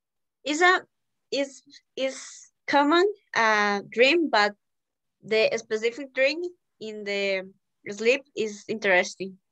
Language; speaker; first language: English; non-native, learner; Spanish